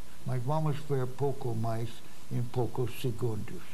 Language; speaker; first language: Portuguese; non-native, fluent; English